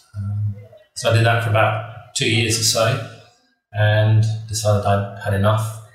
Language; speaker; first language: English; native; English